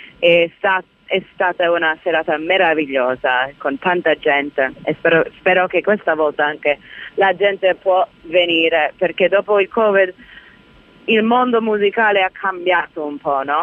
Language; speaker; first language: Italian; early bilingual, heritage; Italian